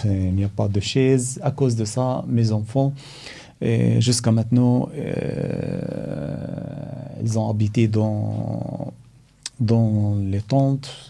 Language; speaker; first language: French; non-native, learner; Arabic